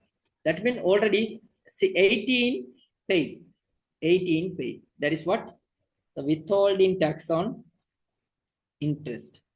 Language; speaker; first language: English; non-native, local second language; Sinhala